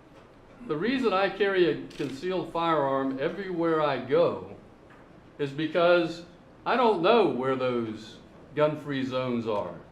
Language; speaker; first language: English; native; English